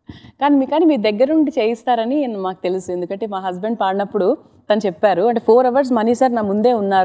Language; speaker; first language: Telugu; native; Telugu